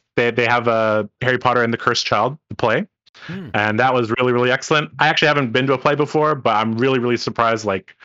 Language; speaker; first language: English; non-native, local second language; Cantonese